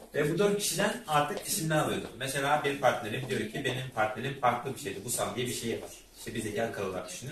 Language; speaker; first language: Turkish; native; Turkish